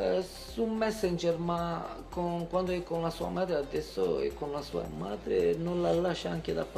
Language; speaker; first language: Italian; non-native, fluent; Romanian